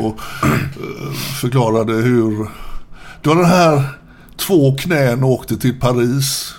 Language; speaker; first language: Swedish; native; Swedish